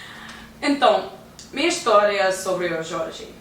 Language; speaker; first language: Portuguese; non-native, learner; English